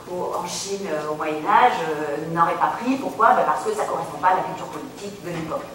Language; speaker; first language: French; native; French